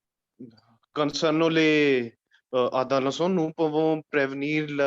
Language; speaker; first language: French; non-native, learner; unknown